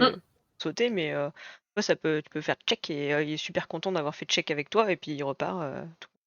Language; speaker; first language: French; native; French